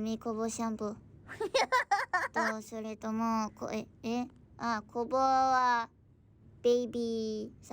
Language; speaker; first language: Japanese; non-native, learner; Indonesian